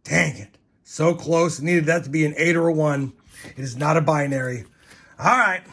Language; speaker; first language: English; native; English